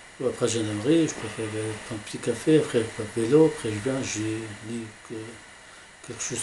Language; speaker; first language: French; non-native, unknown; Arabic